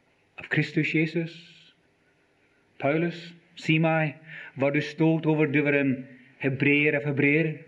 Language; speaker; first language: Norwegian; non-native, fluent; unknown